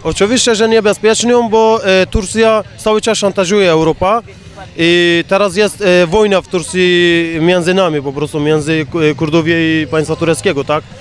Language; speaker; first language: Polish; non-native, fluent; Kurdish